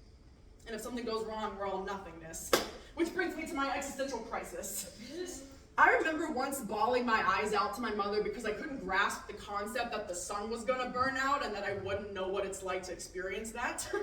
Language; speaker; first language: English; native; English